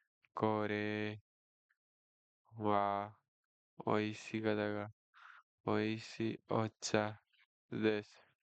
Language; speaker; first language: Japanese; non-native, learner; Nepali